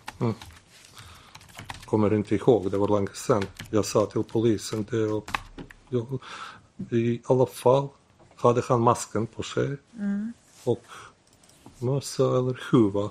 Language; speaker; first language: Swedish; non-native, learner; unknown